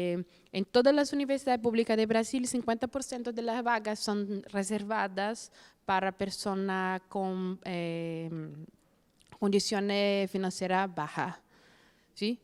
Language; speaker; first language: Spanish; non-native, fluent; Portuguese